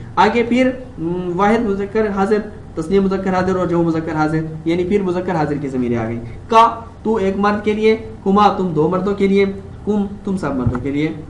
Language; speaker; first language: Urdu; native; Urdu